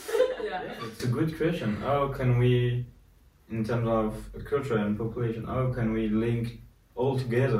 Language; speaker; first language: English; non-native, learner; French